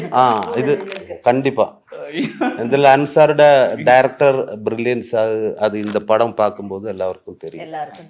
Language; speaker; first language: Tamil; non-native, learner; Malayalam